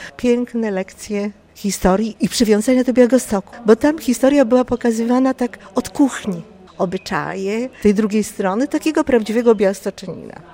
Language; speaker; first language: Polish; native; Polish